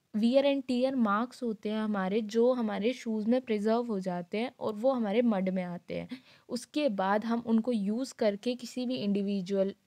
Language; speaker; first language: Hindi; native; Hindi